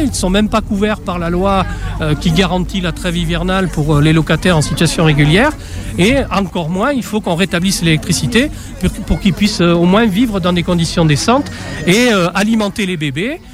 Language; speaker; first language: French; native; French